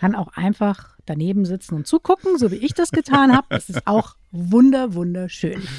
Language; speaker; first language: German; native; German